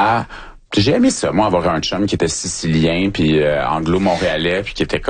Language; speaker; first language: French; native; French